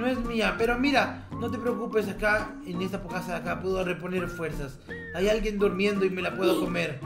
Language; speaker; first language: Spanish; native; Spanish